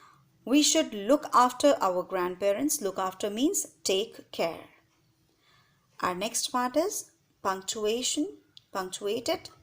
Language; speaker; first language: English; non-native, local second language; Hindi